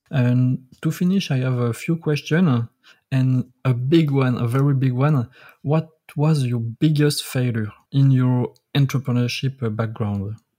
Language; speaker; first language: English; non-native, learner; French